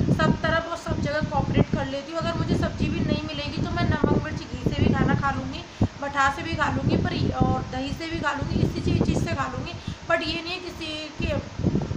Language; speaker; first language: Hindi; native; Hindi